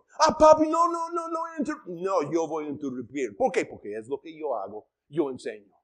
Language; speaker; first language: Spanish; non-native, fluent; English